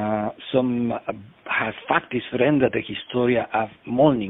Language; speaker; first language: Swedish; non-native, fluent; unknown